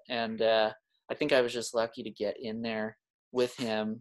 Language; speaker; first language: English; native; English